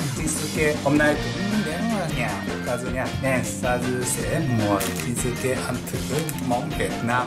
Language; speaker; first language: Vietnamese; non-native, learner; Japanese